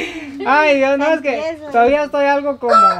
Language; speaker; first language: Spanish; native; Spanish